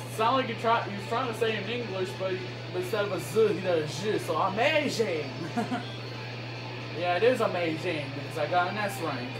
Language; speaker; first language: English; native; English